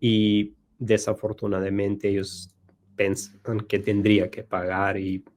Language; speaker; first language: Spanish; non-native, learner; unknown